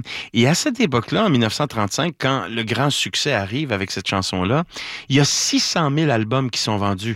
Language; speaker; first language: French; native; French